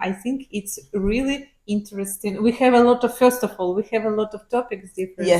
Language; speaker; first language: English; non-native, learner; Ukrainian